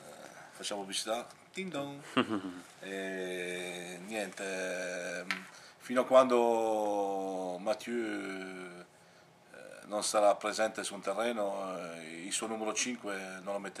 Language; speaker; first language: Italian; early bilingual, heritage; French